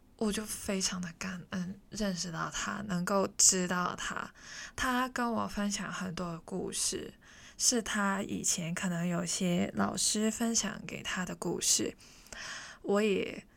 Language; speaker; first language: Chinese; non-native, local second language; Cantonese